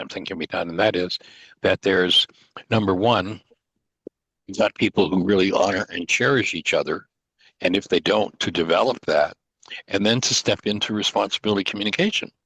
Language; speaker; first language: English; native; English